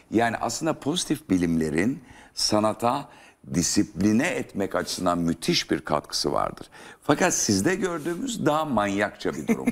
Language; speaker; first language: Turkish; native; Turkish